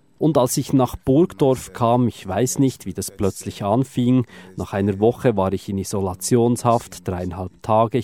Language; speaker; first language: German; native; German